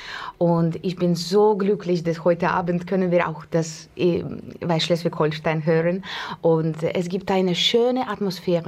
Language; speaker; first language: German; non-native, learner; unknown